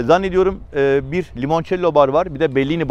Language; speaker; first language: Turkish; native; Turkish